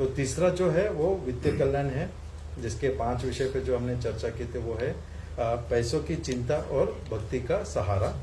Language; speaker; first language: Hindi; native; Hindi